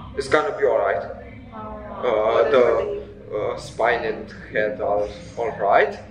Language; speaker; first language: English; non-native, fluent; Romanian